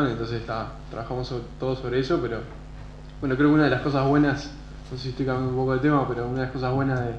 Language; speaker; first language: Spanish; native; Spanish